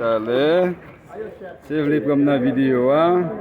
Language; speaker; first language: Portuguese; non-native, learner; Haitian Creole